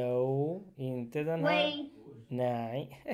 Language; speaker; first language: Swedish; non-native, fluent; Urdu